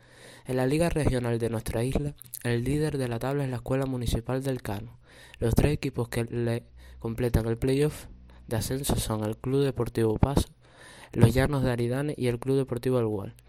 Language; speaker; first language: Spanish; native; Spanish